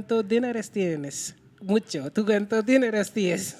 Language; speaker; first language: Spanish; non-native, learner; Hindi